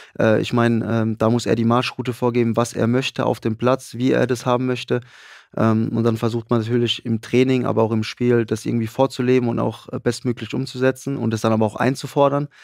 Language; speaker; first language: German; native; German